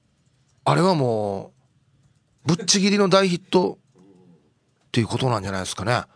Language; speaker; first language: Japanese; native; Japanese